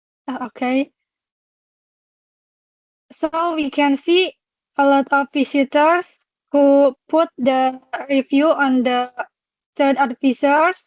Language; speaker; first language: English; non-native, local second language; Indonesian